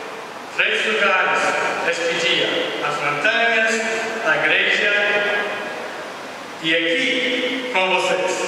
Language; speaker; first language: Portuguese; non-native, learner; English